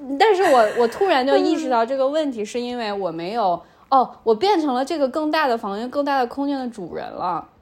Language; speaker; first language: Chinese; native; Chinese